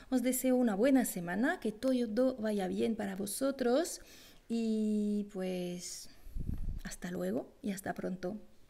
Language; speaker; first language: Spanish; non-native, fluent; French